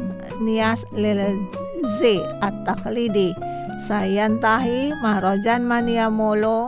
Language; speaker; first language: Arabic; non-native, fluent; Indonesian